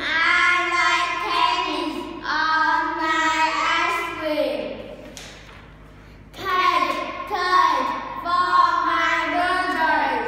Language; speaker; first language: English; non-native, learner; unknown